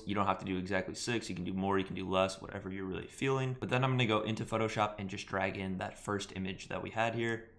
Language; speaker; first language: English; native; English